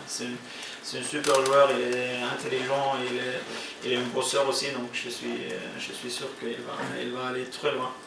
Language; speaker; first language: French; non-native, fluent; Norwegian